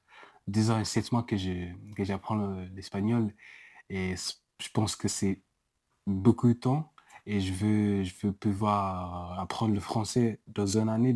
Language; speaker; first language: French; non-native, learner; English